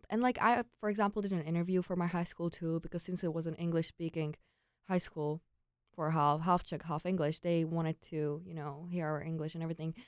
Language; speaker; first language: English; non-native, fluent; Czech